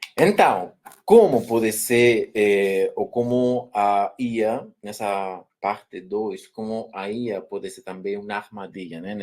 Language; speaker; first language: Portuguese; non-native, fluent; Spanish